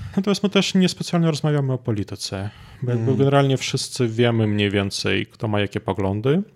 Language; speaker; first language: Polish; non-native, fluent; Russian